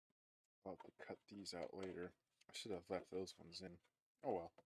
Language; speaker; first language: English; native; English